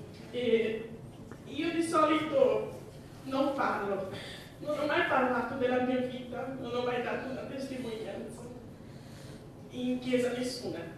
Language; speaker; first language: Italian; non-native, fluent; Portuguese